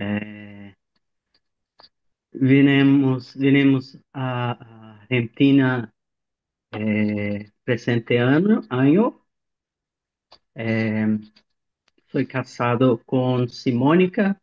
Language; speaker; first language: Spanish; non-native, learner; Portuguese